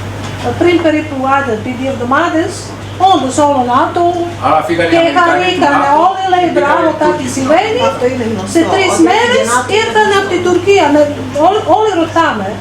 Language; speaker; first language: Greek; non-native, fluent; Serbian